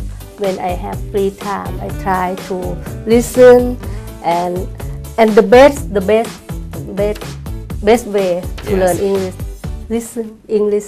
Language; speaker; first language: English; non-native, learner; Thai